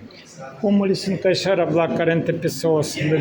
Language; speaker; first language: Portuguese; non-native, fluent; Russian